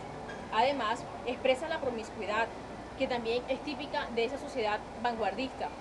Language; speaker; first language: Spanish; native; Spanish